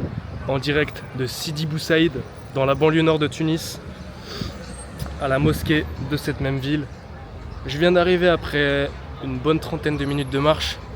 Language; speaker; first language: French; native; French